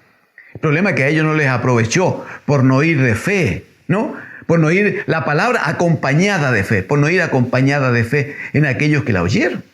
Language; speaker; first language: Spanish; native; Spanish